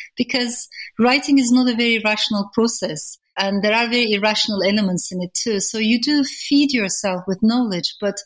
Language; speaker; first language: English; non-native, fluent; Turkish